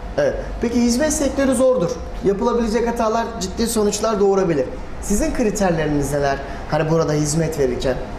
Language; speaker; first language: Turkish; native; Turkish